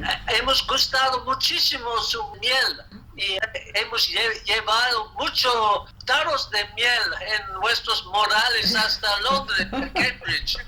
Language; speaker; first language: Spanish; non-native, fluent; English